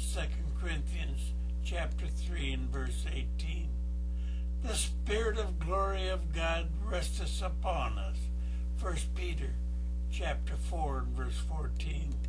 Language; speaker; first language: English; native; English